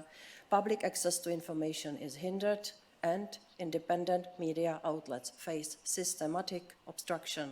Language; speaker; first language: English; non-native, fluent; Czech